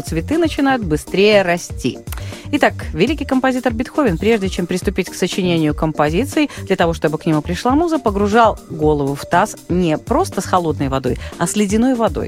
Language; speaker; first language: Russian; native; Russian